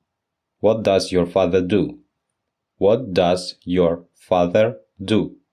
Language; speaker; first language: English; non-native, fluent; Russian